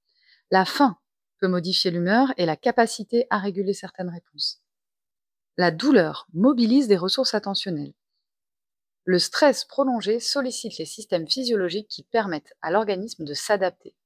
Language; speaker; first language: French; native; French